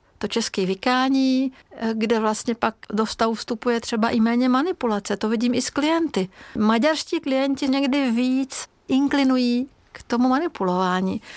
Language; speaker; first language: Czech; non-native, fluent; Hungarian